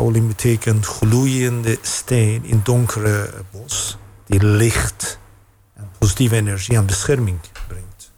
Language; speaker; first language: Dutch; non-native, fluent; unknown